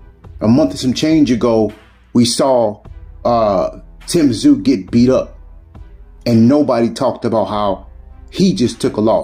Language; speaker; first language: English; native; English